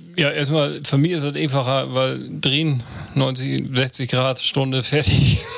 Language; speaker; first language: German; non-native, local second language; Low German